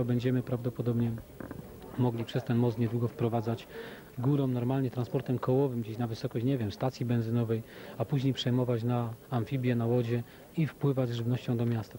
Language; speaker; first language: Polish; native; Polish